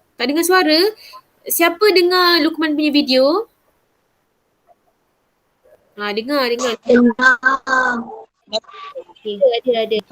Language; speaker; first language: Malay; native; Malay